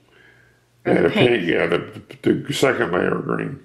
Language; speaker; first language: English; native; English